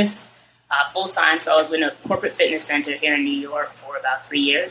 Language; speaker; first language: English; native; English